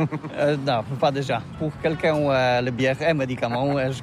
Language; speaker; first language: French; non-native, learner; Polish